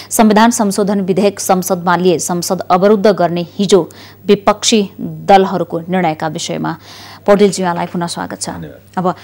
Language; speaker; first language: Nepali; native; Nepali